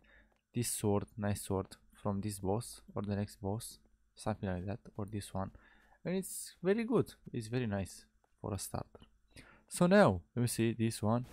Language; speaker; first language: English; non-native, fluent; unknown